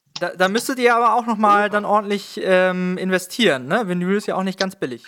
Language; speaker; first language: German; native; German